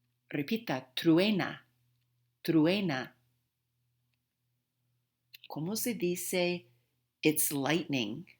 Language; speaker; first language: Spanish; non-native, fluent; English